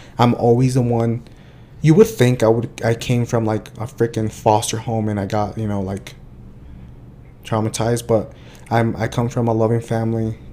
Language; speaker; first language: English; early bilingual, other home language; Spanish